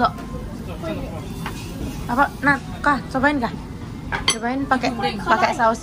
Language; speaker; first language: Indonesian; non-native, local second language; Javanese